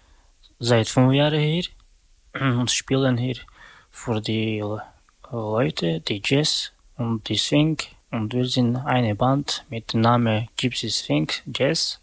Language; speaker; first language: German; non-native, learner; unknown